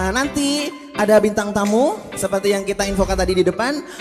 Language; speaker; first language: Indonesian; native; Indonesian